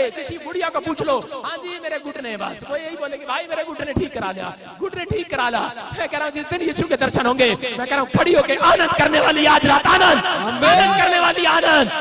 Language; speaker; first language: Hindi; non-native, local second language; Punjabi